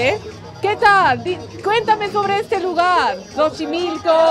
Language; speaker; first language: Spanish; non-native, learner; English